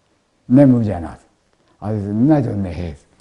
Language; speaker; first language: Hungarian; non-native, learner; Japanese